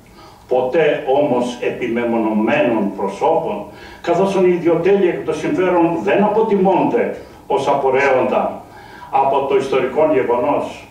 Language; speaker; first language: Greek; native; Greek